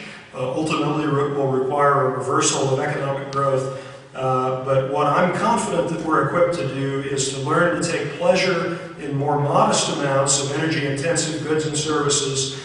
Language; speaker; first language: English; native; English